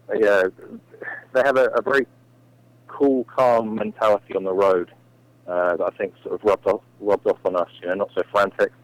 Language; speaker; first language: English; native; English